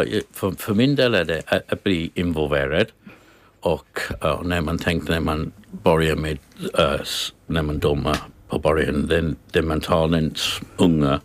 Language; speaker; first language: Swedish; non-native, learner; English